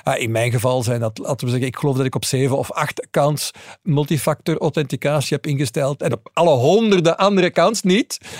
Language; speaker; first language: Dutch; native; Dutch